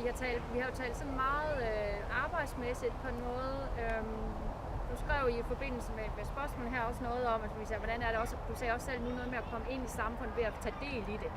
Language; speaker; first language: Danish; native; Danish